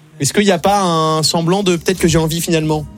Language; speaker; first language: French; native; French